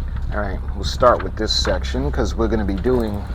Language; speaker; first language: English; native; English